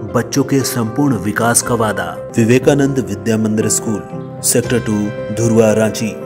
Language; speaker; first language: Hindi; native; Hindi